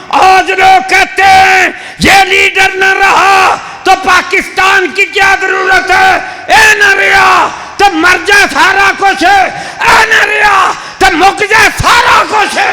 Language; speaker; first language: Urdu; non-native, local second language; Punjabi